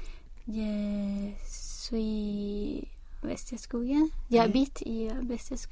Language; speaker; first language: French; non-native, learner; Spanish